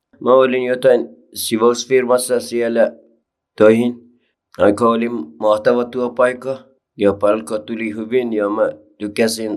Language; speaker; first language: Finnish; non-native, learner; Persian